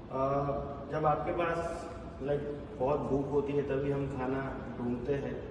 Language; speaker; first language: Hindi; non-native, local second language; Gujarati